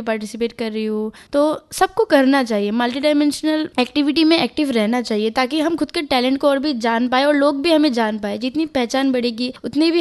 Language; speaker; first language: Hindi; non-native, local second language; Bangla